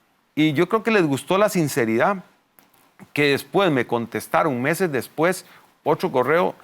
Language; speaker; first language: Spanish; native; Spanish